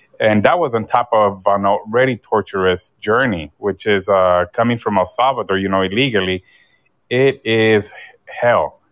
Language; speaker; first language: English; early bilingual, other home language; Spanish